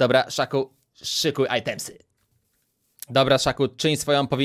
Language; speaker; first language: Polish; native; Polish